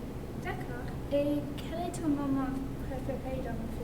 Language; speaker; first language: French; non-native, learner; English